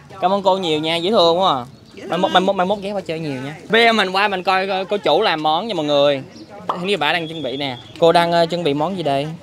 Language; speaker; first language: Vietnamese; non-native, fluent; English